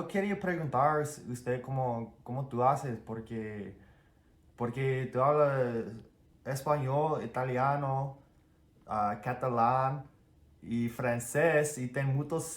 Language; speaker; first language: Spanish; non-native, fluent; English